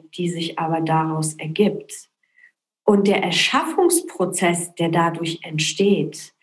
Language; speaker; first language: German; early bilingual, other home language; Polish